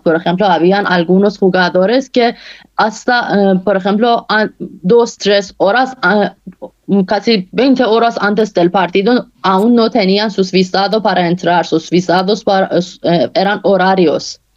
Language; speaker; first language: Spanish; non-native, fluent; Persian